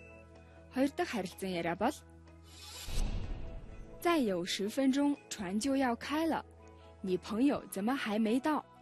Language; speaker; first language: Chinese; non-native, fluent; Mongolian